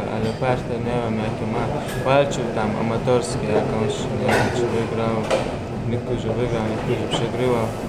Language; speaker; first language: Polish; non-native, learner; Chechen